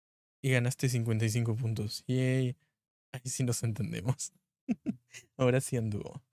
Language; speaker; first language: Spanish; native; Spanish